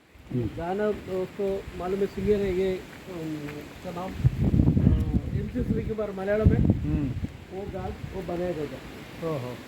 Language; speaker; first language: Hindi; non-native, local second language; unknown